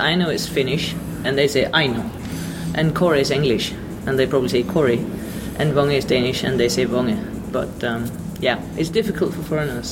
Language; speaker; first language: English; non-native, fluent; Danish